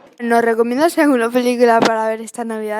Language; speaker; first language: Spanish; native; Spanish